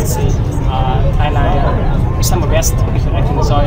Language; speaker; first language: English; non-native, learner; Vietnamese